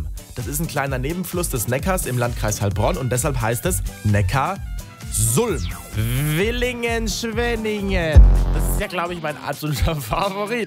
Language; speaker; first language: German; native; German